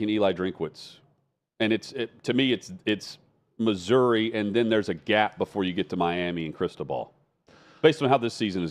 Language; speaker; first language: English; native; English